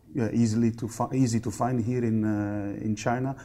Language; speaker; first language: English; non-native, fluent; Dutch